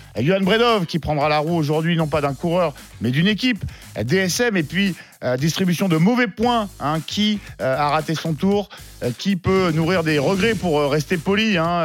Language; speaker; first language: French; native; French